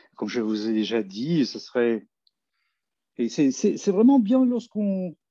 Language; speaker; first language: French; non-native, fluent; Spanish